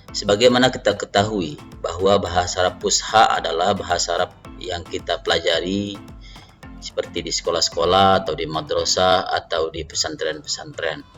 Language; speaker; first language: Indonesian; native; Indonesian